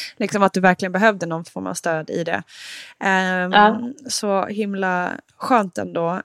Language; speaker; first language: Swedish; native; Swedish